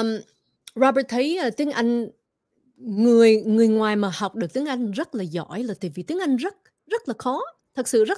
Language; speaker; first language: Vietnamese; early bilingual, heritage; Vietnamese